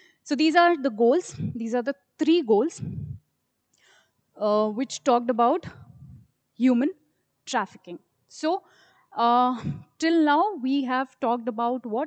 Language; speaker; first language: English; non-native, local second language; Hindi